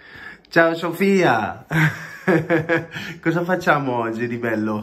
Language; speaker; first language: Italian; native; Italian